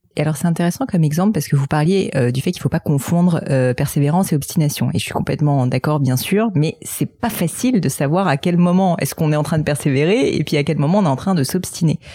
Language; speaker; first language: French; native; French